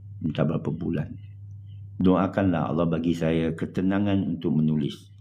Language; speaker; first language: Malay; non-native, local second language; English